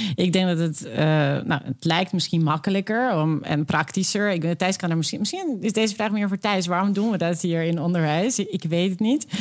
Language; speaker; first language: Dutch; early bilingual, other home language; Serbian